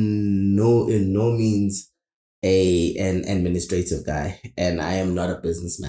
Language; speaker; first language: English; non-native, local second language; Zulu